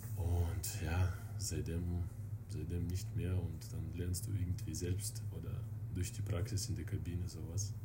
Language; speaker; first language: German; non-native, fluent; Russian